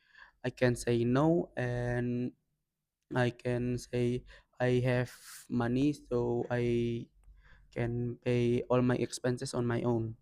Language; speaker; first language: English; non-native, learner; Indonesian